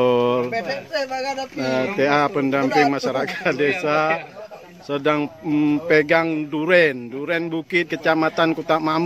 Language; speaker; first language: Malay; non-native, local second language; Achinese